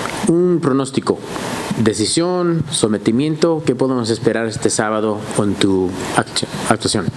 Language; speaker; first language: Spanish; native; Spanish